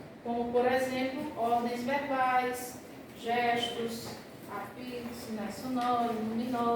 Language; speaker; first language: Portuguese; native; Portuguese